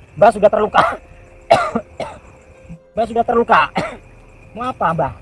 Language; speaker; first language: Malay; non-native, local second language; Javanese